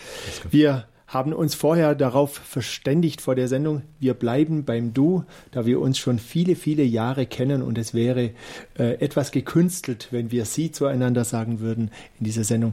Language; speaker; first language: German; native; German